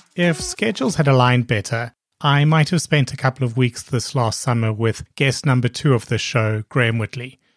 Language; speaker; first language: English; native; English